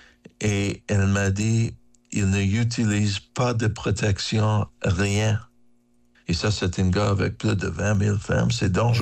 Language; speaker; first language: French; non-native, learner; English